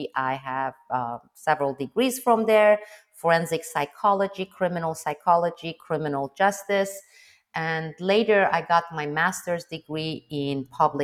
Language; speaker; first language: English; non-native, fluent; Turkish